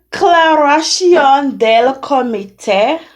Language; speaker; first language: Spanish; non-native, learner; English